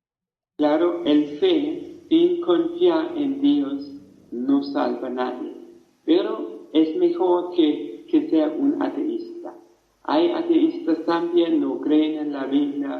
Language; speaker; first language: Spanish; non-native, fluent; German